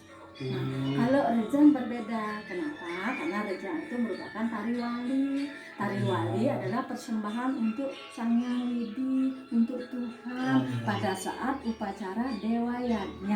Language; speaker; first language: Indonesian; non-native, local second language; Balinese